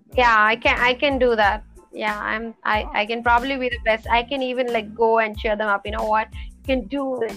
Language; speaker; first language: English; non-native, local second language; Telugu